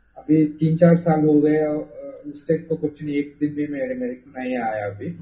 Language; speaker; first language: Hindi; non-native, local second language; Kannada